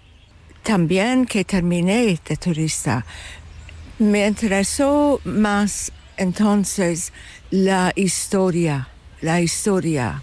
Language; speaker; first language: Spanish; non-native, fluent; English